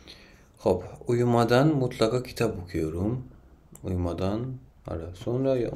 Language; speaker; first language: Turkish; non-native, fluent; Persian